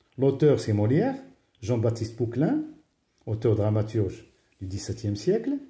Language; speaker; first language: French; non-native, local second language; Arabic